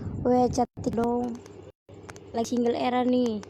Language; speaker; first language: Indonesian; native; Indonesian